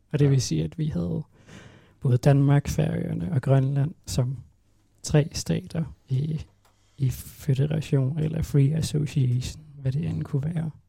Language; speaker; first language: Danish; non-native, local second language; Kalaallisut